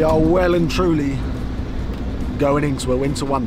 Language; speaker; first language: English; native; English